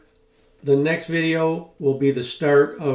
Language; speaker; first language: English; native; English